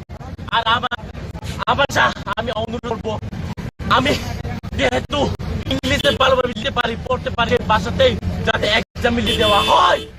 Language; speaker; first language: Bangla; non-native, local second language; Kok Borok